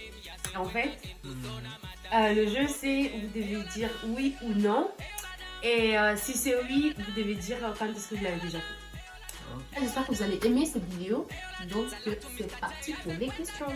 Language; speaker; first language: French; native; French